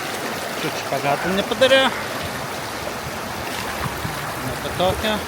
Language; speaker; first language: Russian; non-native, fluent; Lithuanian